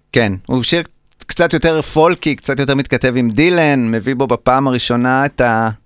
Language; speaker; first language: Hebrew; native; Hebrew